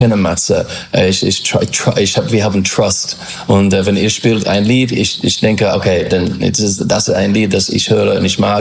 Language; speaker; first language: German; non-native, fluent; English